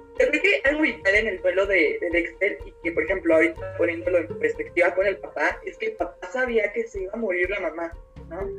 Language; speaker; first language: Spanish; native; Spanish